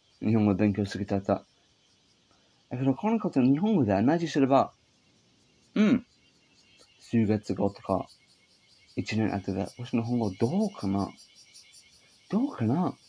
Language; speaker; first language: Japanese; non-native, learner; English